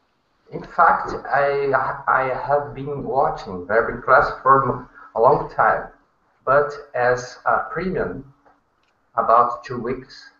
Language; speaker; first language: English; non-native, fluent; Portuguese